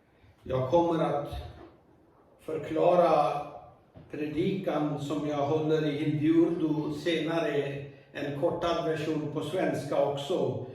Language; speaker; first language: Swedish; non-native, fluent; Urdu